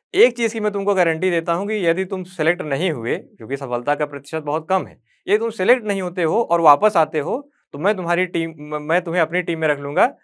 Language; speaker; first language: Hindi; native; Hindi